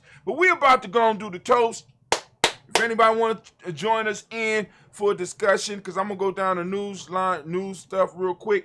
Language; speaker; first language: English; native; English